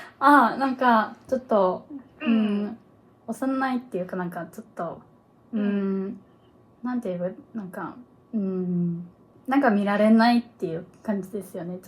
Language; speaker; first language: Japanese; early bilingual, heritage; Korean